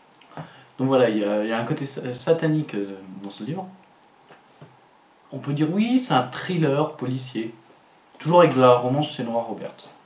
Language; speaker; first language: French; native; French